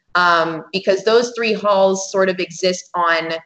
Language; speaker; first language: English; native; English